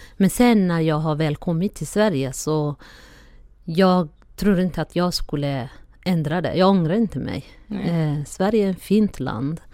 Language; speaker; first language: Swedish; non-native, fluent; Somali